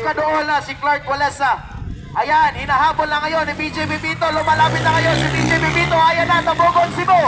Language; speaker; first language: Filipino; non-native, local second language; Cebuano